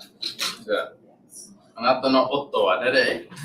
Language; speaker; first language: Japanese; non-native, learner; English